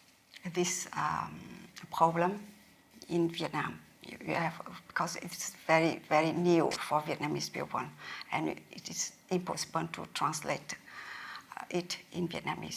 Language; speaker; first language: English; non-native, learner; Vietnamese